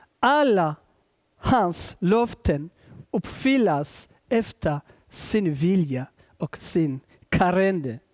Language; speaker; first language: Swedish; non-native, fluent; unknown